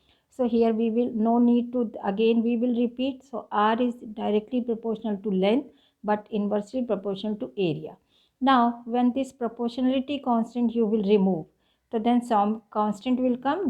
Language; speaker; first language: English; non-native, local second language; Hindi